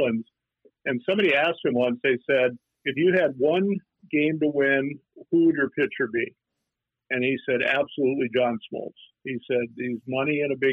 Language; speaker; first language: English; native; English